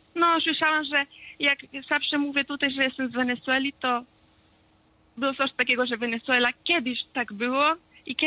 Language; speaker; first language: Polish; non-native, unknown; Spanish